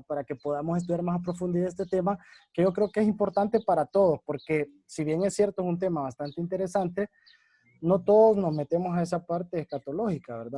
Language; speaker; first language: Spanish; native; Spanish